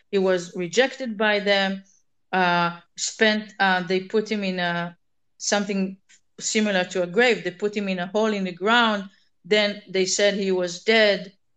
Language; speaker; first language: English; non-native, fluent; Hebrew